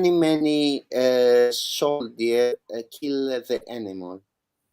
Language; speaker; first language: English; non-native, learner; Italian